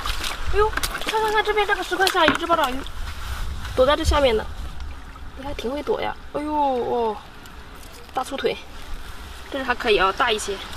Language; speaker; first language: Chinese; native; Chinese